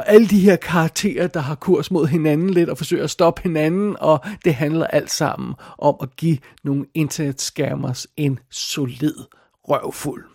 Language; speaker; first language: Danish; native; Danish